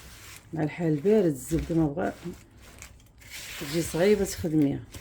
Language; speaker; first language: Arabic; native; Arabic